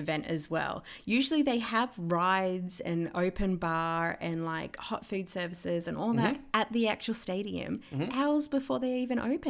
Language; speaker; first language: English; native; English